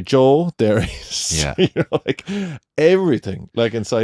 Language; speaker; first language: English; native; English